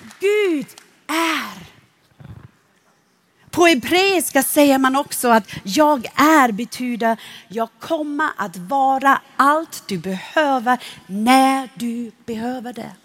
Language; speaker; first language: Swedish; non-native, fluent; German